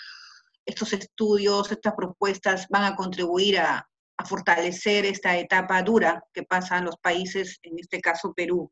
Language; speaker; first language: Spanish; native; Spanish